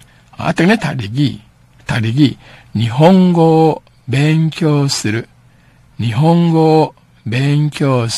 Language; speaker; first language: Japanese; non-native, fluent; Min Nan Chinese